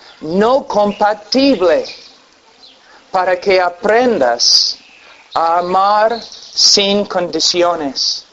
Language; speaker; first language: Spanish; non-native, fluent; English